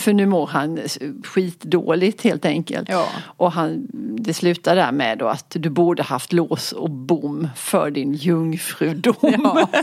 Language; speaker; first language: Swedish; native; Swedish